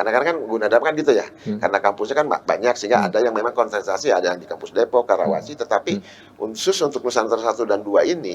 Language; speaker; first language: Indonesian; native; Indonesian